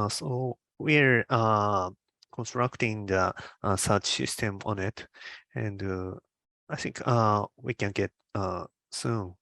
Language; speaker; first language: English; non-native, learner; Japanese